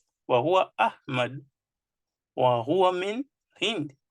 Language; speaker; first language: Arabic; non-native, fluent; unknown